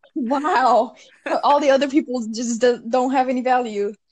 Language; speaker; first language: English; early bilingual, other home language; Bangla